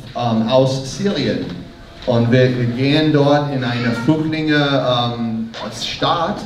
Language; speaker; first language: German; non-native, learner; English